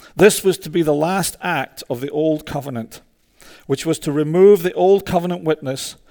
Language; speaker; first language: English; native; English